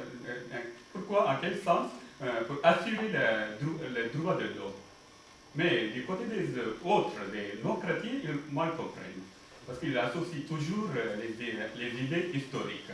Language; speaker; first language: French; non-native, fluent; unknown